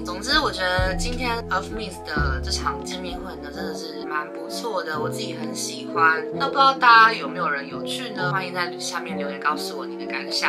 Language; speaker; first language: Chinese; native; Chinese